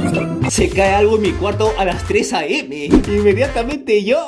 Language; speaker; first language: Spanish; native; Spanish